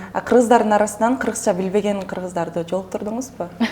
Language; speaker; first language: Kyrgyz; native; Kyrgyz